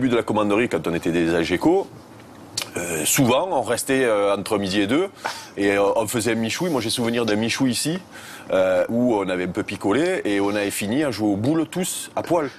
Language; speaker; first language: French; native; French